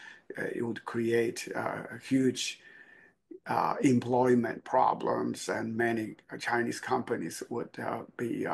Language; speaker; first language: English; non-native, fluent; Chinese